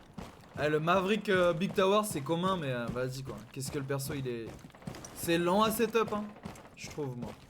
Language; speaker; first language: French; native; French